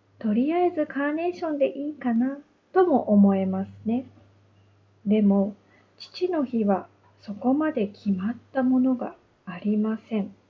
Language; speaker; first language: Japanese; native; Japanese